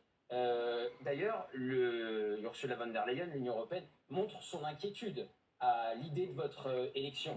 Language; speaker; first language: French; native; French